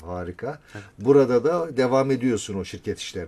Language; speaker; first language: Turkish; native; Turkish